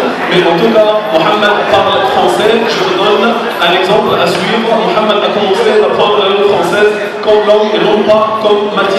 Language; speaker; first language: French; non-native, fluent; Arabic